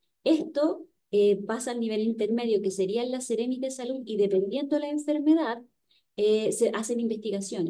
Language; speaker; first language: Spanish; native; Spanish